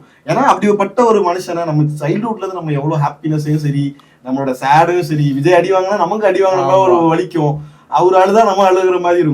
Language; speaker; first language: Tamil; native; Tamil